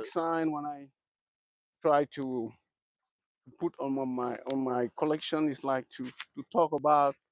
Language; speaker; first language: English; non-native, learner; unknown